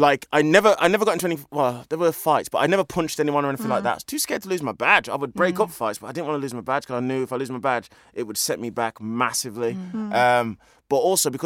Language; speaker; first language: English; native; English